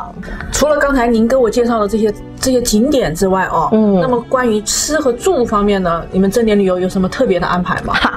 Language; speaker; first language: Chinese; native; Chinese